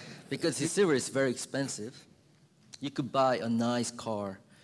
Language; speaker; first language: English; early bilingual, other home language; Korean